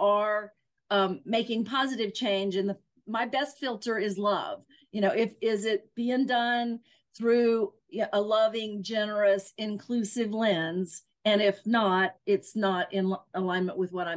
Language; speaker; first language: English; native; English